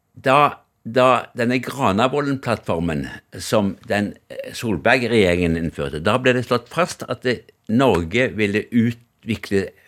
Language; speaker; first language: Norwegian; native; Norwegian